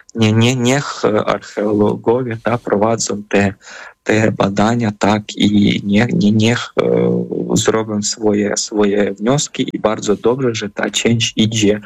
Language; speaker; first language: Polish; non-native, fluent; Ukrainian